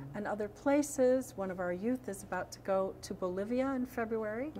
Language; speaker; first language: English; native; English